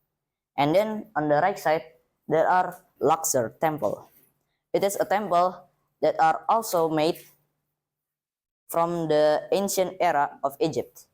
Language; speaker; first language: English; non-native, learner; Indonesian